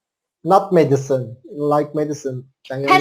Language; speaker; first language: English; non-native, learner; Turkish